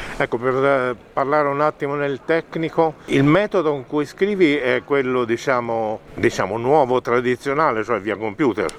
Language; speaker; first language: Italian; native; Italian